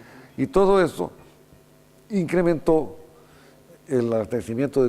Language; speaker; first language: Spanish; native; Spanish